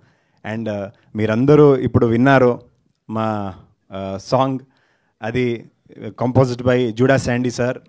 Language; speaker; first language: Telugu; non-native, learner; Kannada